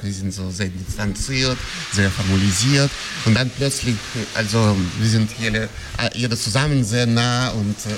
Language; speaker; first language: German; non-native, fluent; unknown